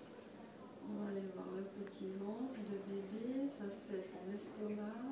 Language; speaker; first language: French; native; French